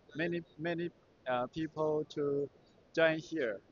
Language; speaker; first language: English; non-native, learner; Chinese